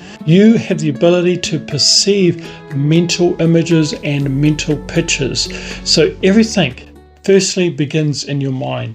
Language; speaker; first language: English; native; English